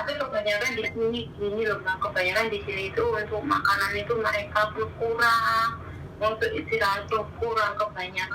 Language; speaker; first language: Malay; non-native, local second language; Javanese